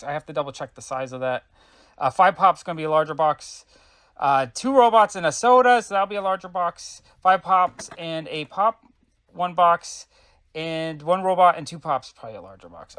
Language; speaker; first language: English; native; English